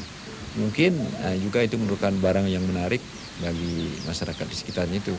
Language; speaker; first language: Indonesian; native; Indonesian